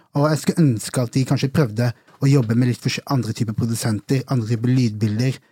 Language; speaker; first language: Norwegian; early bilingual, other home language; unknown